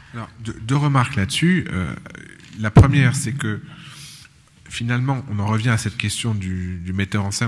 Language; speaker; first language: French; native; French